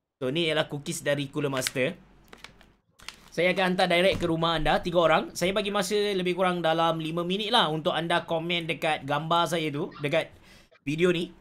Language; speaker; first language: Malay; native; Malay